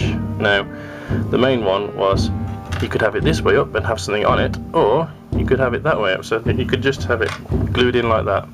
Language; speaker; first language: English; native; English